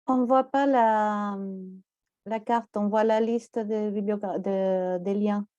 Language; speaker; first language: French; non-native, fluent; Catalan